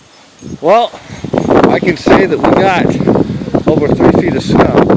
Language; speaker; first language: English; native; English